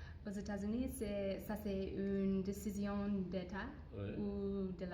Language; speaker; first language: French; non-native, fluent; English